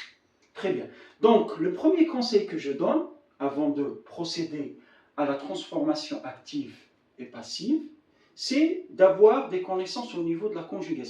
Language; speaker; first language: French; non-native, local second language; Arabic